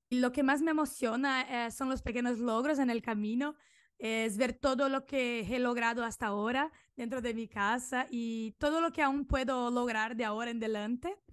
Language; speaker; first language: Spanish; non-native, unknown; Portuguese